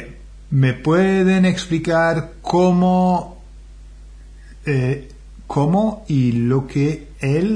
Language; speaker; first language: Spanish; non-native, fluent; English